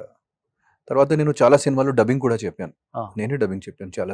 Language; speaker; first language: Telugu; non-native, fluent; Hindi